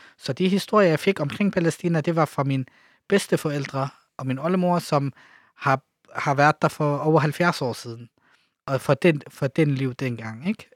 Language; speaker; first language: Danish; early bilingual, other home language; Arabic